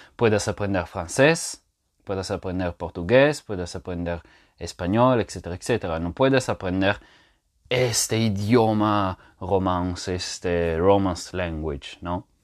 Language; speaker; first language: Spanish; non-native, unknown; French